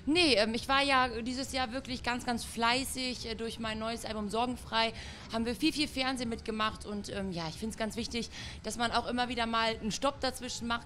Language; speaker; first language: German; native; German